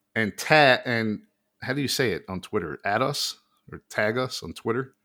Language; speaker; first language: English; native; English